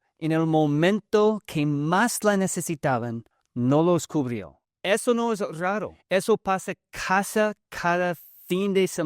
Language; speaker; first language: Spanish; early bilingual, heritage; English